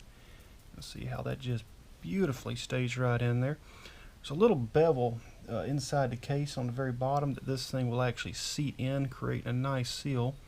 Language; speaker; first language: English; native; English